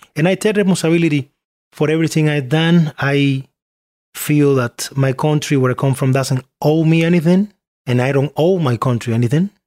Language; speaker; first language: English; non-native, fluent; Spanish